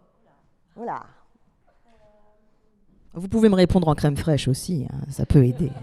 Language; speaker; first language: French; native; French